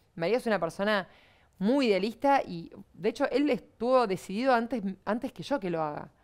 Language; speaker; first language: Spanish; native; Spanish